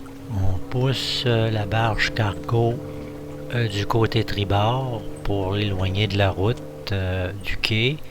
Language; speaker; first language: French; native; French